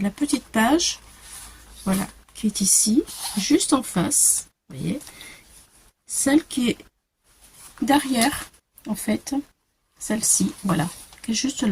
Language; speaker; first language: French; native; French